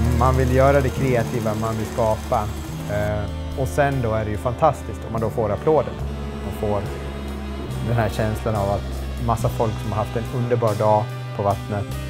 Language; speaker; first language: Swedish; native; Swedish